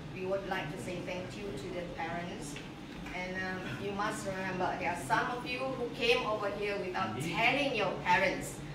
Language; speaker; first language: English; non-native, local second language; Malay